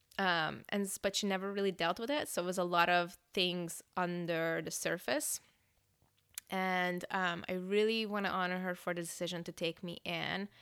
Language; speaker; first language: English; early bilingual, other home language; Hungarian